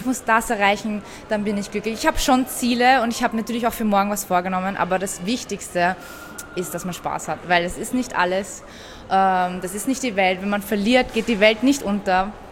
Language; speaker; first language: German; early bilingual, other home language; Persian